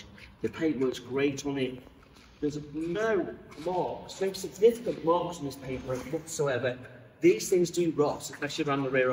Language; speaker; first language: English; native; English